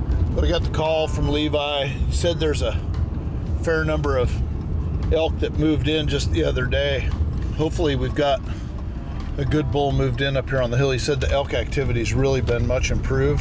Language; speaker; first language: English; native; English